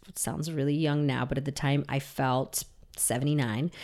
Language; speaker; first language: English; early bilingual, other home language; Russian